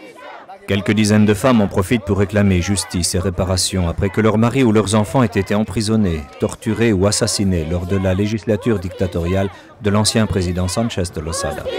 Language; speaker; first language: French; native; French